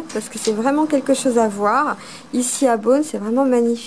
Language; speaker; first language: French; native; French